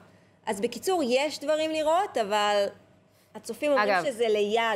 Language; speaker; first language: Hebrew; native; Hebrew